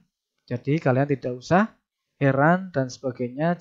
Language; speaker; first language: Indonesian; native; Indonesian